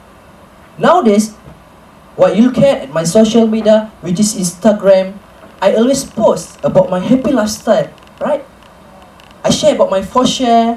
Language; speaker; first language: English; non-native, local second language; Malay